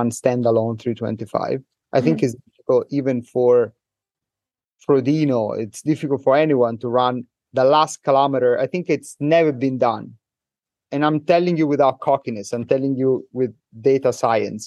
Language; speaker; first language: English; non-native, fluent; Italian